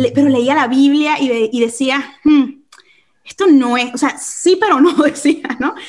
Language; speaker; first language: Spanish; native; Spanish